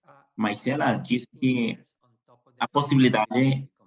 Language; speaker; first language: Portuguese; non-native, fluent; Spanish